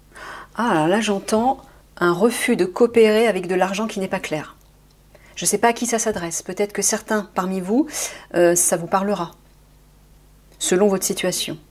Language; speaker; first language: French; native; French